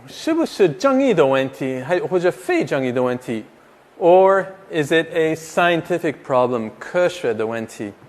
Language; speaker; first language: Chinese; non-native, fluent; English